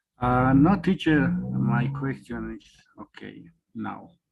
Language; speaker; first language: English; non-native, learner; Spanish